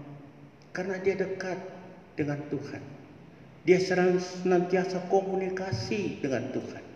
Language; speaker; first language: Malay; native; Malay